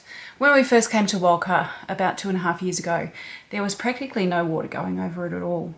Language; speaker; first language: English; native; English